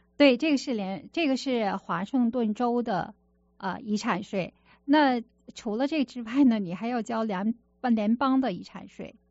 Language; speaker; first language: Chinese; native; Chinese